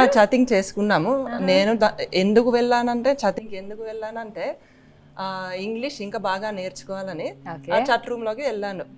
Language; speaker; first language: Telugu; non-native, fluent; Finnish